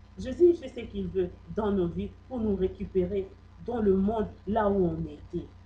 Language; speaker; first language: French; non-native, local second language; Lingala